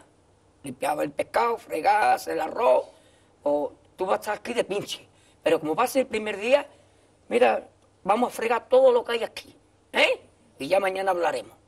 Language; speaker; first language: Spanish; native; Spanish